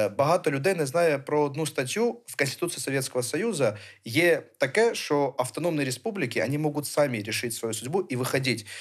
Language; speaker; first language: Ukrainian; early bilingual, other home language; Armenian